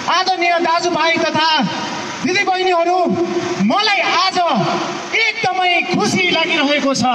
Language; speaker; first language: Nepali; non-native, local second language; Newari